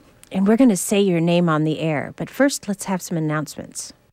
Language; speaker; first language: English; native; English